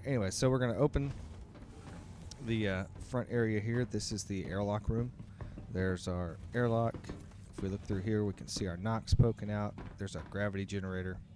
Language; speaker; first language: English; native; English